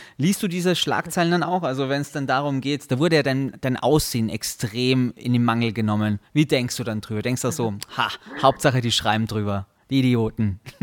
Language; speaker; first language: German; native; German